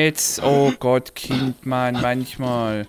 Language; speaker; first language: German; native; German